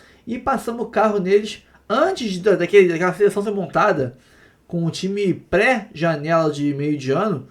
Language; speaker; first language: Portuguese; native; Portuguese